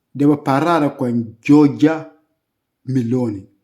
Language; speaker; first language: Italian; non-native, learner; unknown